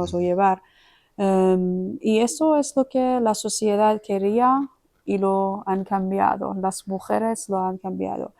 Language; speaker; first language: Spanish; non-native, fluent; Persian